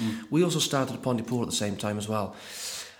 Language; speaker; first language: English; native; English